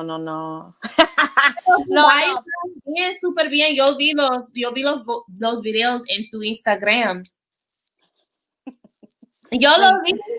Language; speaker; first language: Spanish; non-native, fluent; English